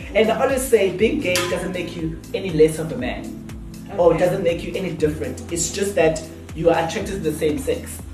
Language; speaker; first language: English; non-native, local second language; Zulu